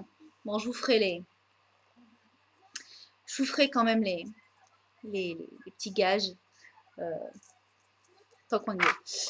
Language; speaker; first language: French; native; French